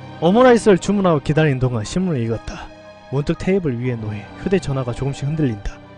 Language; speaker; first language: Korean; native; Korean